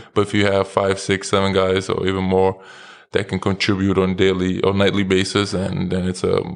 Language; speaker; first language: English; non-native, fluent; Lithuanian